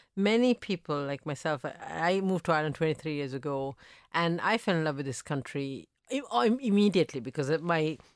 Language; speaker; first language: English; early bilingual, other home language; Italian